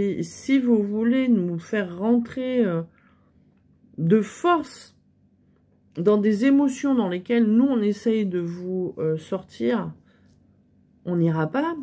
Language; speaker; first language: French; native; French